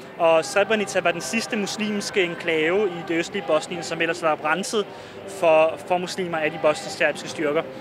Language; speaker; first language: Danish; early bilingual, other home language; Bosnian